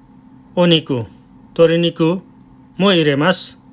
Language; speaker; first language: Japanese; non-native, learner; Nepali